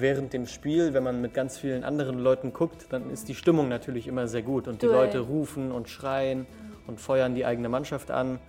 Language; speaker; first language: German; early bilingual, other home language; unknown